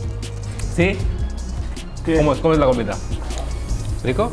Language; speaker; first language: Spanish; non-native, fluent; Hindi